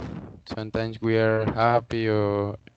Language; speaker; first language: English; non-native, learner; Spanish